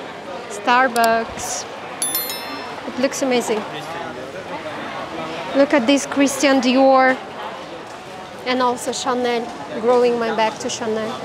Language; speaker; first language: English; non-native, learner; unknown